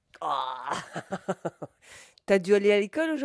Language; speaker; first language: French; native; French